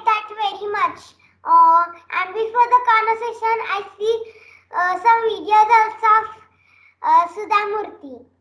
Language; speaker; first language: English; non-native, learner; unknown